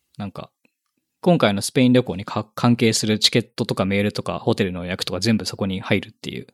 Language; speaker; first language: Japanese; native; Japanese